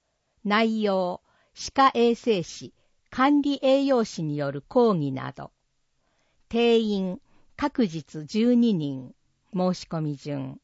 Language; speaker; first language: Japanese; native; Japanese